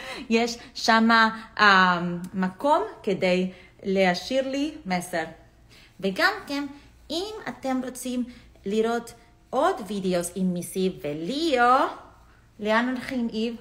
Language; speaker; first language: Hebrew; non-native, fluent; English